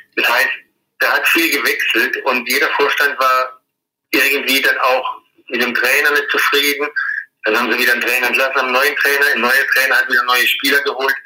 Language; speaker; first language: German; native; German